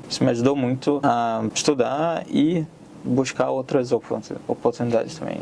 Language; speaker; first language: Portuguese; non-native, fluent; Arabic